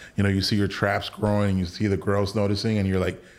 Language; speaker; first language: English; early bilingual, other home language; Spanish